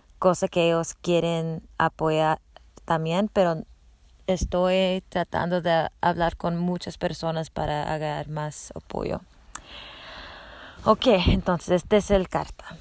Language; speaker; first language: Spanish; non-native, learner; English